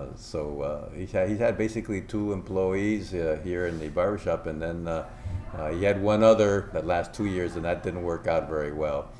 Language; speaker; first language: English; non-native, local second language; Spanish